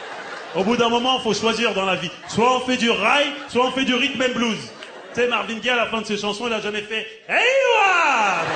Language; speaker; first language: French; early bilingual, other home language; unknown